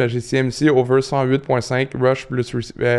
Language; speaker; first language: French; native; French